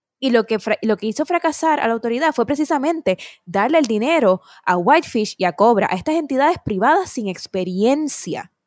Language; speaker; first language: Spanish; native; Spanish